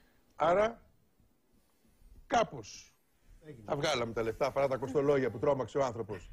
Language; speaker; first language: Greek; native; Greek